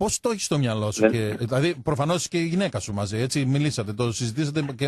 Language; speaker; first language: Greek; native; Greek